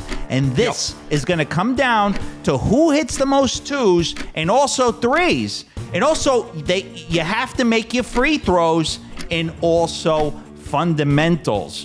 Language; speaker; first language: English; native; English